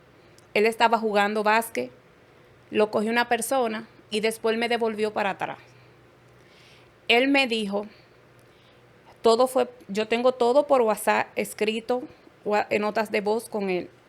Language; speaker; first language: Spanish; native; Spanish